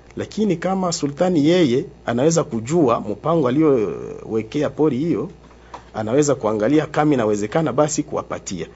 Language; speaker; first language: Swahili; non-native, local second language; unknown